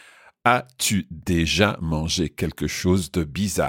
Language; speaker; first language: French; non-native, fluent; English